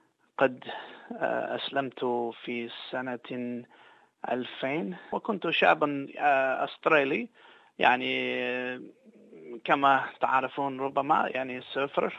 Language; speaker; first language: Arabic; non-native, fluent; English